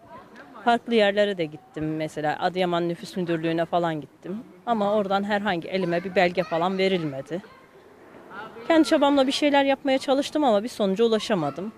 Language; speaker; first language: Turkish; native; Turkish